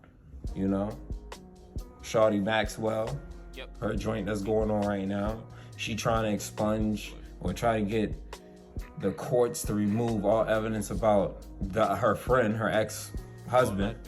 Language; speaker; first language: English; native; English